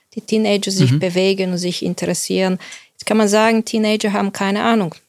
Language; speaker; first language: German; non-native, fluent; Bulgarian